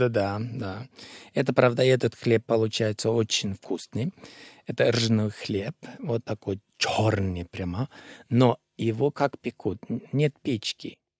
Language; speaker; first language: Russian; non-native, fluent; Icelandic